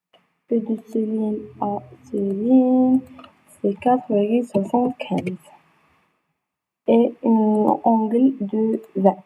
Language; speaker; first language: French; non-native, local second language; Arabic